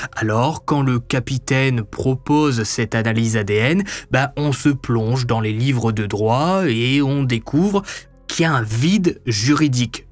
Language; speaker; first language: French; native; French